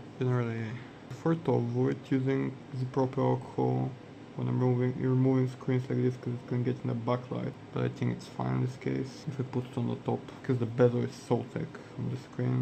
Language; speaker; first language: English; non-native, fluent; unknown